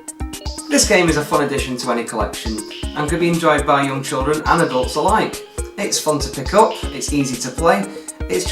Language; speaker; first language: English; native; English